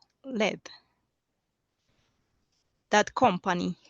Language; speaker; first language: English; non-native, learner; Spanish